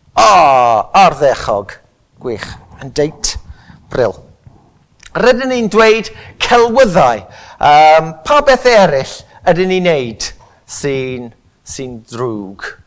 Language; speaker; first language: Welsh; non-native, local second language; English